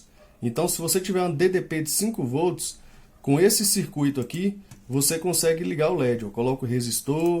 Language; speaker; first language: Portuguese; native; Portuguese